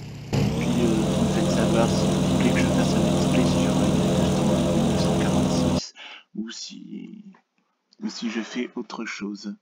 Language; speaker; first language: French; native; French